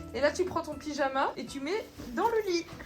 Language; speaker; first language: French; native; French